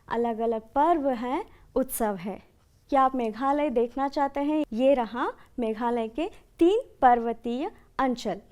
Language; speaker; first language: Hindi; non-native, local second language; Kannada